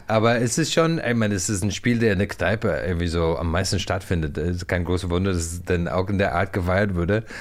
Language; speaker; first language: German; non-native, fluent; English